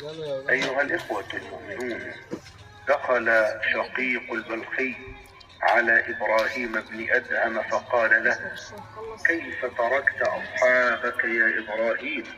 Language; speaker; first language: Arabic; native; Arabic